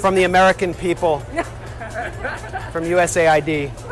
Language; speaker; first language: English; native; English